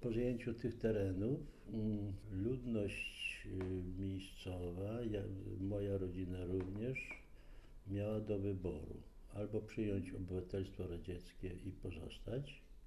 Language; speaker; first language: Polish; native; Polish